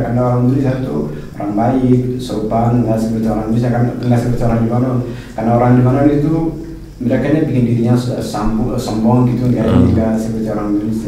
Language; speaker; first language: Indonesian; non-native, fluent; Arabic